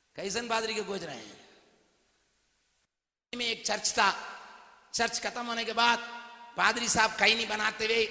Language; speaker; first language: Hindi; non-native, local second language; Tamil